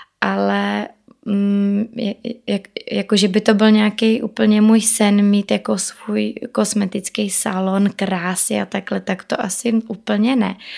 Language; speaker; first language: Czech; native; Czech